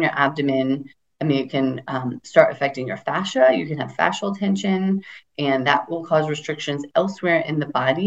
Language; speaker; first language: English; native; English